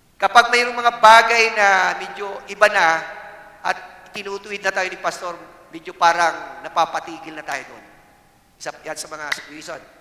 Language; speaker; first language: Filipino; non-native, local second language; Cebuano